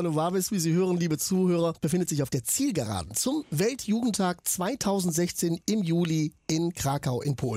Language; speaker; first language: German; native; German